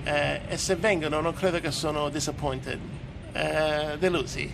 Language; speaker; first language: Italian; native; Italian